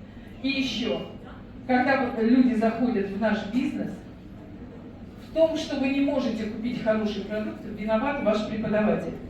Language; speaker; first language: Russian; native; Russian